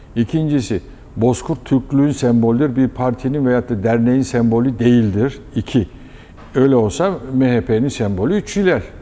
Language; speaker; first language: Turkish; native; Turkish